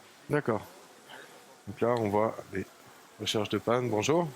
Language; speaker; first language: French; native; French